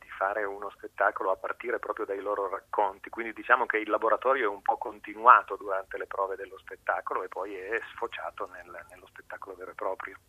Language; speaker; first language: Italian; native; Italian